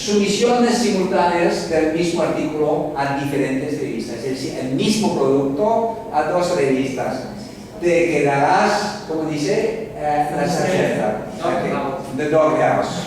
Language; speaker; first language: Spanish; non-native, fluent; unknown